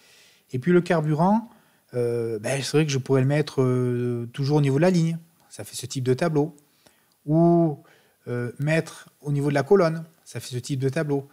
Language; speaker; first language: French; native; French